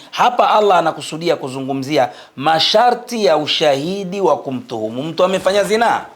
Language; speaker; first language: Swahili; native; Swahili